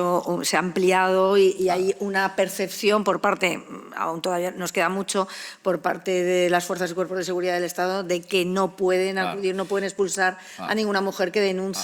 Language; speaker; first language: Spanish; native; Spanish